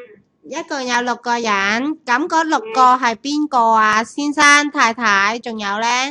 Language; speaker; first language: Chinese; native; Chinese